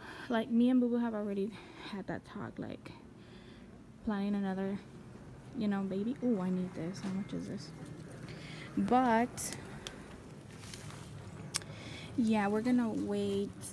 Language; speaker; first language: English; early bilingual, other home language; Spanish